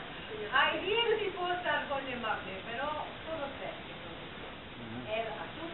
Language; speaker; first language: Spanish; non-native, learner; French